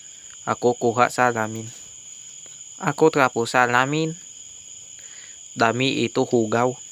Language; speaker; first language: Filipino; non-native, local second language; Cebuano